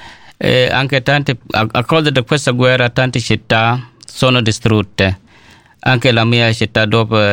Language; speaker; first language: Italian; non-native, learner; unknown